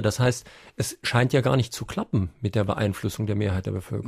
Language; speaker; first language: German; native; German